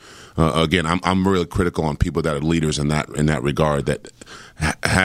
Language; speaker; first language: English; native; English